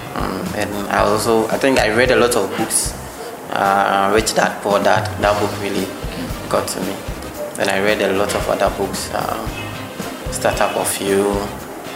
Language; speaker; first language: English; non-native, local second language; Akan